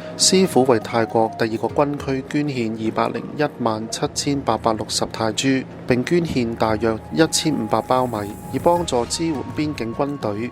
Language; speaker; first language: Cantonese; non-native, fluent; Thai